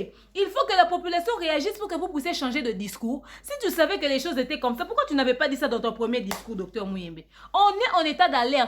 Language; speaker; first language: French; non-native, local second language; Lingala